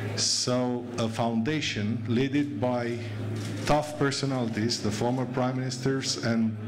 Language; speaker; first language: English; non-native, fluent; Romanian